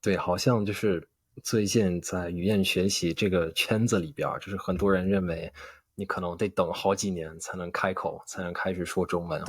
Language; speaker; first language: Chinese; non-native, fluent; English